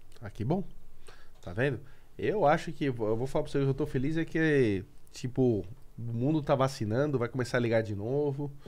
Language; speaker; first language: Portuguese; native; Portuguese